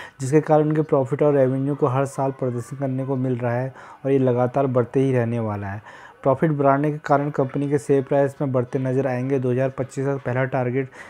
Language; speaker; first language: Hindi; native; Hindi